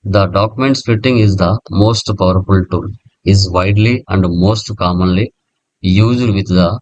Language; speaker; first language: English; non-native, local second language; Telugu